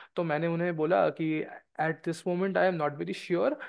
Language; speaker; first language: Hindi; non-native, local second language; Bangla